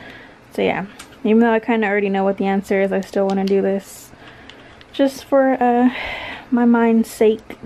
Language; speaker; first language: English; native; English